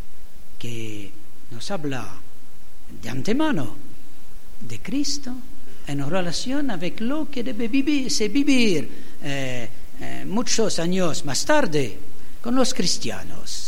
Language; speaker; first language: Spanish; non-native, learner; German